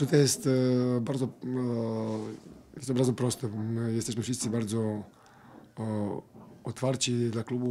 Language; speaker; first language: Polish; non-native, fluent; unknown